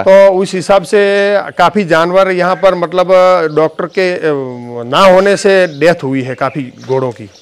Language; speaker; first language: Hindi; non-native, local second language; Gujarati